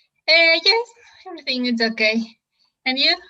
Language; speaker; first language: English; non-native, learner; Spanish